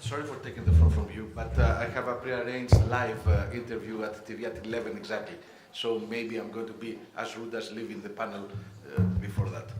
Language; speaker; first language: English; non-native, fluent; Greek